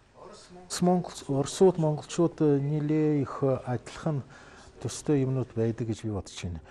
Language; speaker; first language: Mongolian; non-native, fluent; Russian